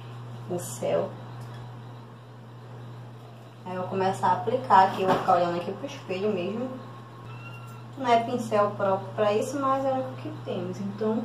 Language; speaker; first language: Portuguese; native; Portuguese